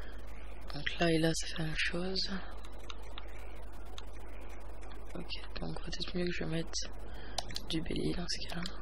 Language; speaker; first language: French; native; French